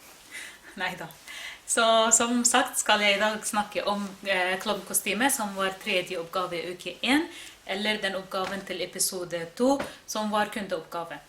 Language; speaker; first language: Norwegian; non-native, fluent; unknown